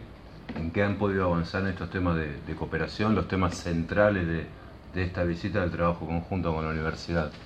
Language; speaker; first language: Spanish; native; Spanish